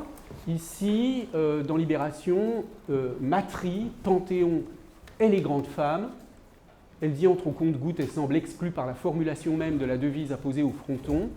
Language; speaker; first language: French; native; French